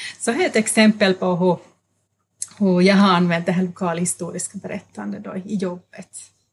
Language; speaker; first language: Swedish; native; Swedish